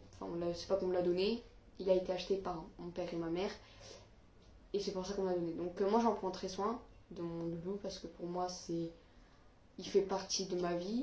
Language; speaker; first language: French; native; French